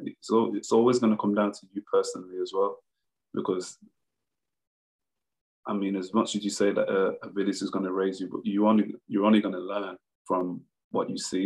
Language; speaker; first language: English; native; English